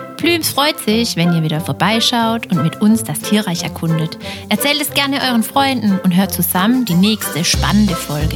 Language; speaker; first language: German; native; German